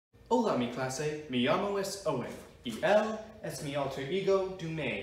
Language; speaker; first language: Spanish; non-native, learner; English